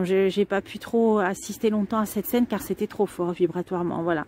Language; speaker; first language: French; native; French